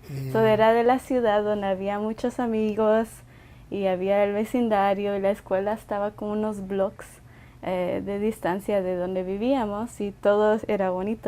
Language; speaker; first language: Spanish; early bilingual, other home language; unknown